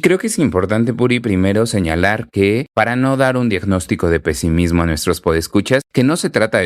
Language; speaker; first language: Spanish; native; Spanish